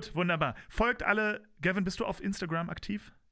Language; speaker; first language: German; native; German